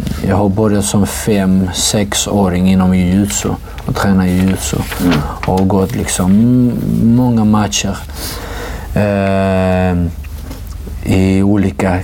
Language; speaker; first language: Swedish; non-native, fluent; Georgian